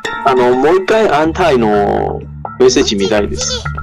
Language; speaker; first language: Japanese; non-native, learner; Chinese